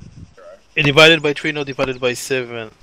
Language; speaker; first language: English; non-native, fluent; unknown